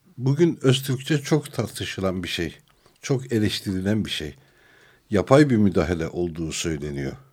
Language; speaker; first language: Turkish; non-native, local second language; Armenian